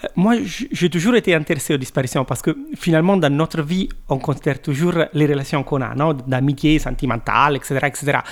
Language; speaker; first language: French; non-native, fluent; Italian